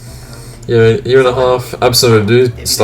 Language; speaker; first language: English; native; English